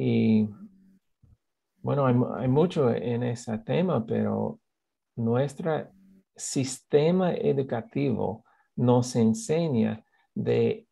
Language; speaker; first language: Spanish; non-native, fluent; English